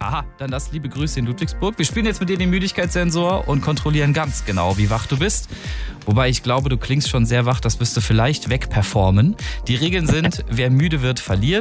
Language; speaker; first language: German; native; German